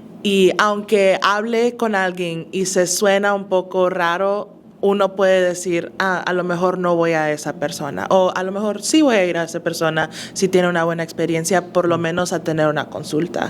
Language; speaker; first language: Spanish; early bilingual, other home language; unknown